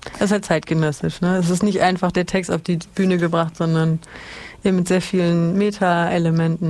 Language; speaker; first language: German; native; German